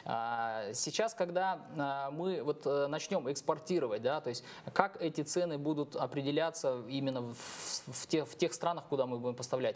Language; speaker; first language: Russian; native; Russian